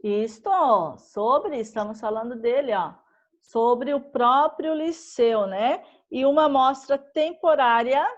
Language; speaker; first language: Portuguese; native; Portuguese